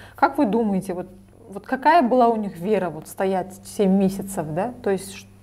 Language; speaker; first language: Russian; non-native, local second language; Kazakh